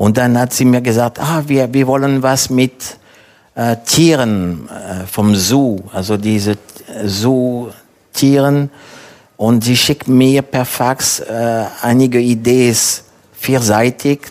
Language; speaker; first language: German; non-native, fluent; French